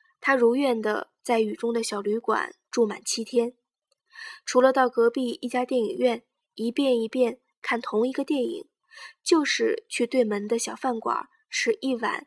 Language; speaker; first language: Chinese; native; Chinese